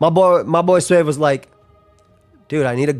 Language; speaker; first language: English; native; English